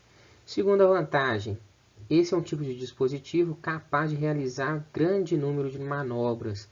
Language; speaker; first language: Portuguese; native; Portuguese